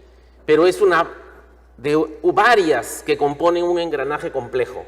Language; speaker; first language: Spanish; native; Spanish